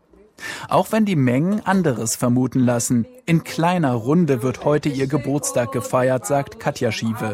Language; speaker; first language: German; native; German